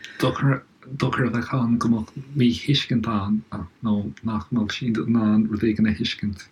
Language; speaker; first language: Irish; native; Irish